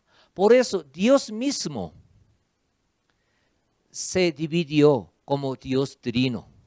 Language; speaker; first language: Spanish; non-native, fluent; Korean